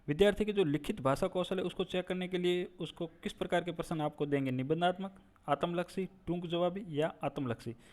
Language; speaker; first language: Hindi; non-native, local second language; Gujarati